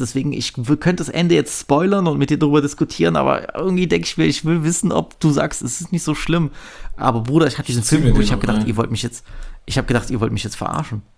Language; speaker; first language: German; native; German